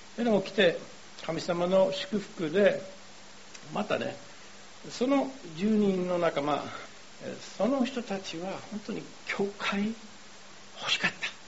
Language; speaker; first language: Japanese; non-native, fluent; English